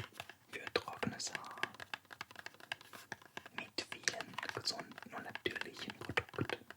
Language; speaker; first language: German; non-native, fluent; French